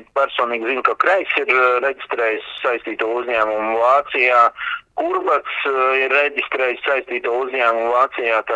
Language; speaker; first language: Latvian; native; Latvian